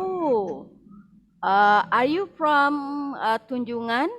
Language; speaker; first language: English; non-native, fluent; Indonesian